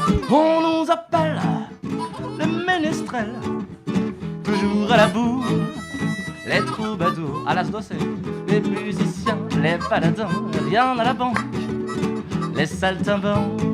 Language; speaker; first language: French; native; French